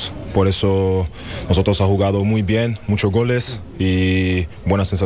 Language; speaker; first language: Spanish; non-native, learner; German